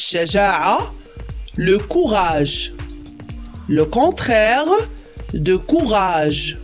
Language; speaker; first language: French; non-native, local second language; Arabic